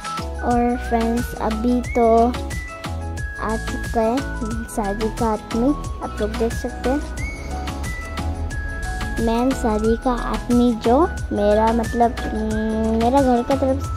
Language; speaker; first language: Hindi; non-native, local second language; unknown